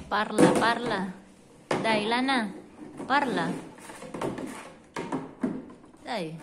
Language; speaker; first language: Italian; non-native, learner; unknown